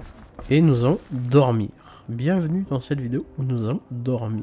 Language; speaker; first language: French; native; French